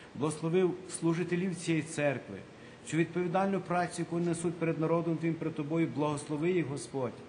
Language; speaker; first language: Russian; non-native, local second language; Ukrainian